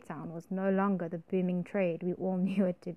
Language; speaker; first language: English; native; English